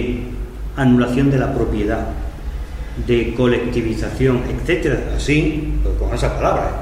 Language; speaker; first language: Spanish; native; Spanish